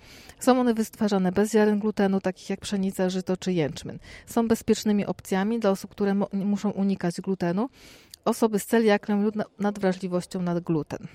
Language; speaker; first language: Polish; native; Polish